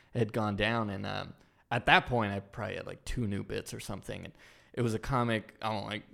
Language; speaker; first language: English; native; English